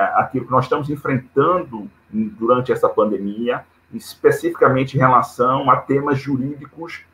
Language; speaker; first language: Portuguese; native; Portuguese